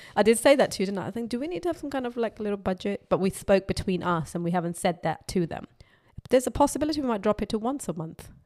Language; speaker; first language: English; non-native, local second language; Urdu